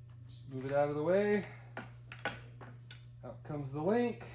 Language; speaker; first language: English; native; English